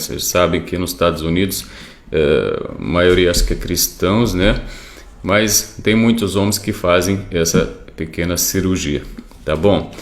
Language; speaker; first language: Portuguese; non-native, fluent; Arabic